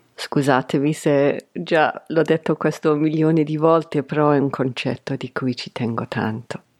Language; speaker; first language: Italian; non-native, fluent; English